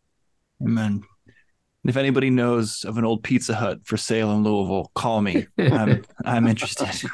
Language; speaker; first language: English; native; English